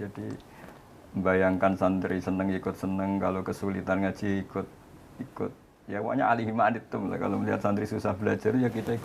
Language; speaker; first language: Indonesian; native; Indonesian